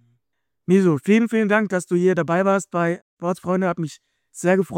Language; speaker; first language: German; native; German